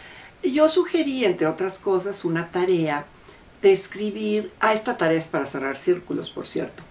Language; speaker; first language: Spanish; native; Spanish